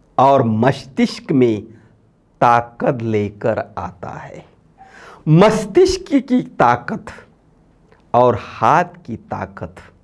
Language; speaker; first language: Hindi; non-native, local second language; Marathi